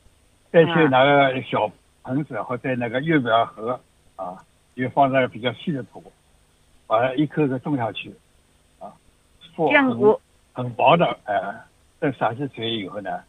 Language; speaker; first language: Chinese; native; Chinese